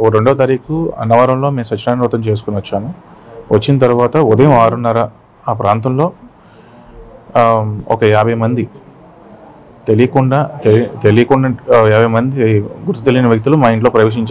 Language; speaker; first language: Telugu; native; Telugu